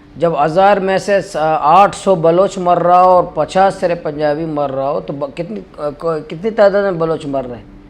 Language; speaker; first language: Urdu; non-native, local second language; Baluchi